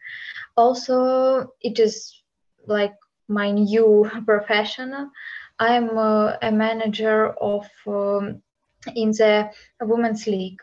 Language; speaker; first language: English; non-native, learner; Ukrainian